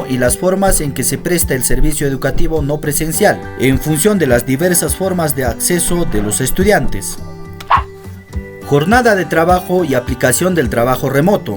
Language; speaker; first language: Spanish; native; Spanish